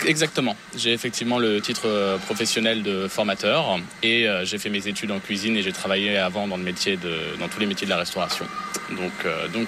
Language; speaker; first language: French; native; French